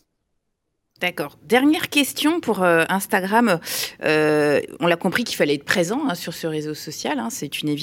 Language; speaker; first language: French; native; French